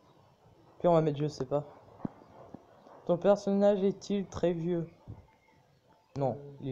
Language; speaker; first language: French; native; French